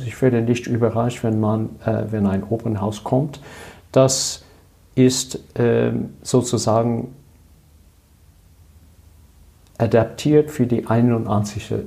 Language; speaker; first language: German; non-native, learner; English